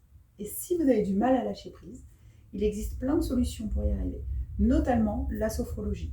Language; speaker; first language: French; native; French